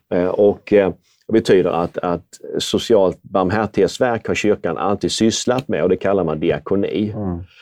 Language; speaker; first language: Swedish; native; Swedish